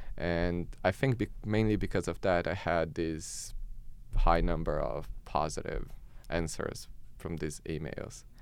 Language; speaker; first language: English; non-native, fluent; Portuguese